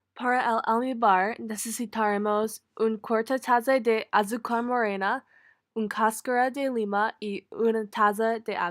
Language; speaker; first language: Spanish; non-native, learner; English